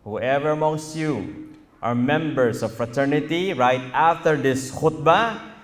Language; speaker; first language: English; non-native, local second language; Filipino